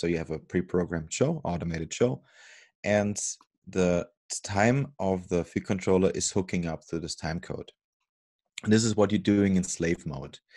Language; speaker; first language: English; non-native, fluent; German